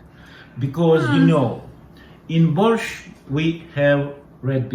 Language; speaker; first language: English; non-native, learner; Russian